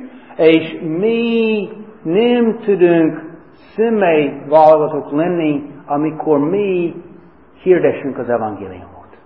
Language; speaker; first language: Hungarian; non-native, fluent; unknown